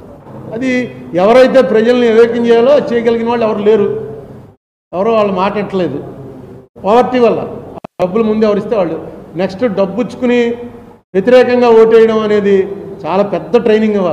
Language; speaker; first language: Telugu; native; Telugu